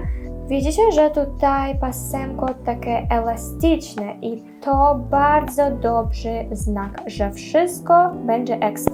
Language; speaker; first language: Polish; non-native, learner; Russian